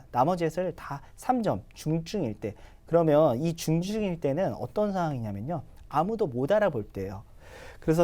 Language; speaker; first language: Korean; native; Korean